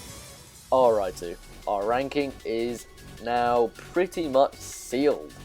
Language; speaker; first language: English; native; English